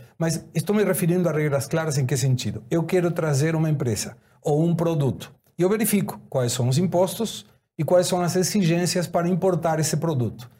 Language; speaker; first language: Portuguese; non-native, fluent; Spanish